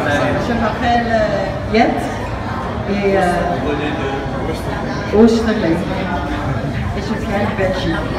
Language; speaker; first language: French; non-native, local second language; Dutch